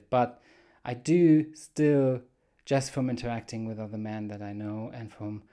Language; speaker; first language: English; non-native, fluent; German